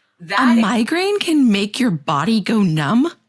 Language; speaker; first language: English; native; English